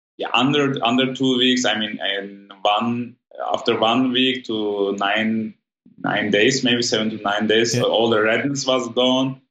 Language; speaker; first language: English; non-native, fluent; German